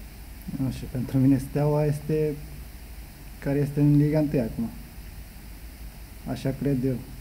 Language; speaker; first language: Romanian; non-native, learner; Japanese